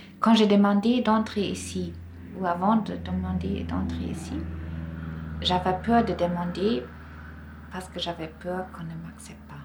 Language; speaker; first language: French; non-native, fluent; German